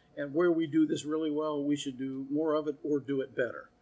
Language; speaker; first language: English; native; English